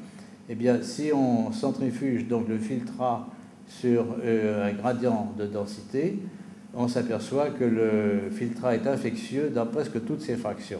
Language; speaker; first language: French; native; French